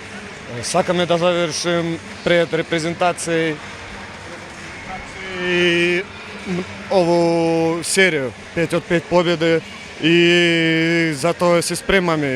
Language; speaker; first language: Macedonian; non-native, fluent; Russian